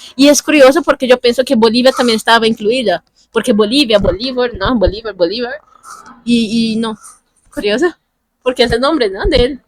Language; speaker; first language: Spanish; non-native, fluent; Portuguese